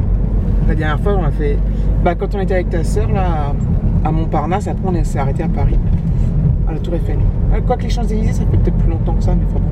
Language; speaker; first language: French; native; French